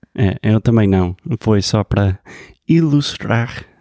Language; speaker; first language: Portuguese; non-native, fluent; English